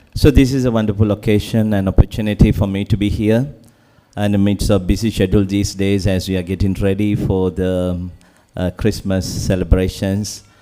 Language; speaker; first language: English; non-native, local second language; Sinhala